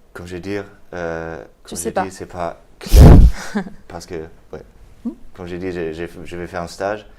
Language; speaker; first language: French; non-native, fluent; German